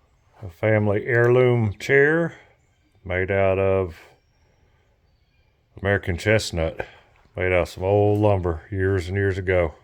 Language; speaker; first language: English; native; English